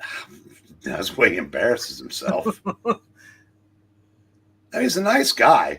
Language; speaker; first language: English; native; English